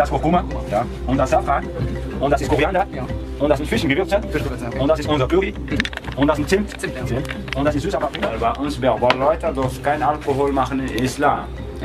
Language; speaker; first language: German; non-native, learner; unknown